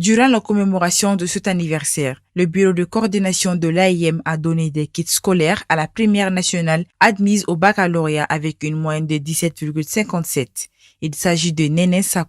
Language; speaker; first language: French; non-native, local second language; Bambara